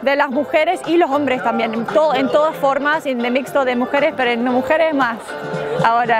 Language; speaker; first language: Spanish; non-native, fluent; English